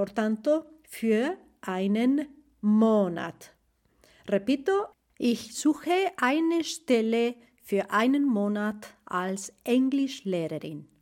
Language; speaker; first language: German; non-native, fluent; Spanish